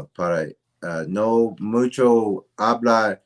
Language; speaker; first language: Spanish; non-native, learner; English